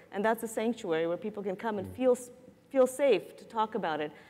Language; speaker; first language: English; native; English